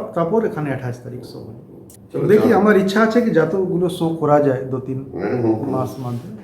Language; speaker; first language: Bangla; non-native, learner; Hindi